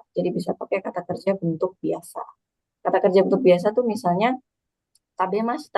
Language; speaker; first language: Indonesian; native; Indonesian